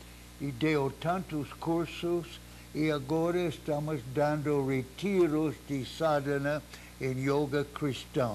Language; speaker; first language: Portuguese; non-native, fluent; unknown